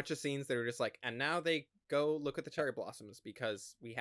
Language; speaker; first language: English; native; English